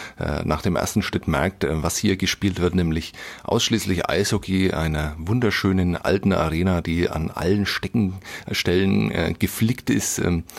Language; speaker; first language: German; native; German